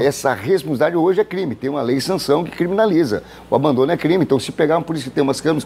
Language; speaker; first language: Portuguese; native; Portuguese